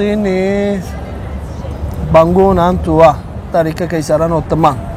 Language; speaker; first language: Indonesian; non-native, learner; Turkish